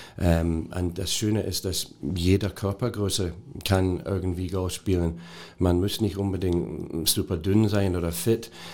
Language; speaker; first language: German; non-native, fluent; English